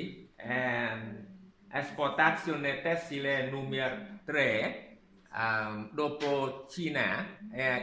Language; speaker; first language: Italian; non-native, learner; Vietnamese